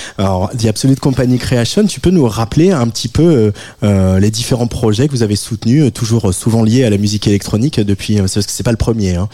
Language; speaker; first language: French; native; French